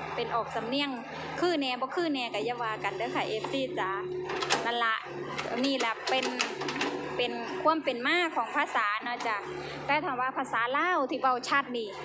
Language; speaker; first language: Thai; native; Thai